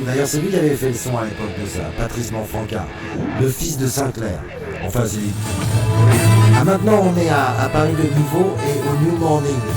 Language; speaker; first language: French; native; French